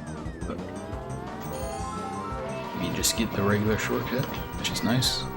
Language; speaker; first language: English; native; English